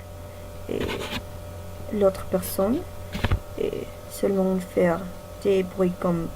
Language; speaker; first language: French; non-native, learner; Spanish